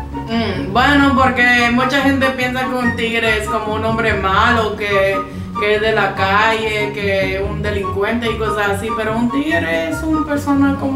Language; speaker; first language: Spanish; non-native, fluent; English